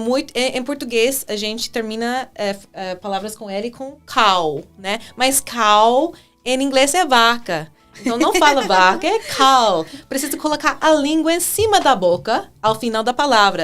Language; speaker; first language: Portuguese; non-native, fluent; English